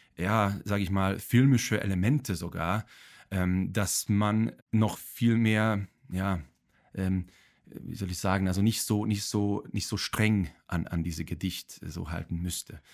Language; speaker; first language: German; non-native, fluent; Hungarian